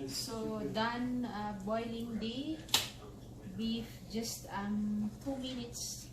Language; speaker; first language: English; non-native, local second language; Filipino